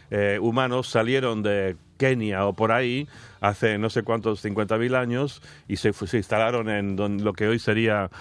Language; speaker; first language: Spanish; non-native, fluent; English